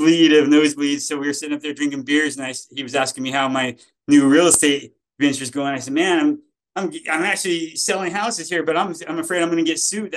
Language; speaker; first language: English; native; English